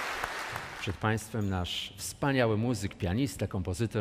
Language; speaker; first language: Polish; native; Polish